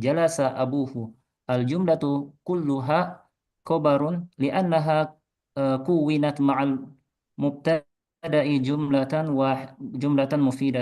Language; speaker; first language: Arabic; non-native, fluent; Indonesian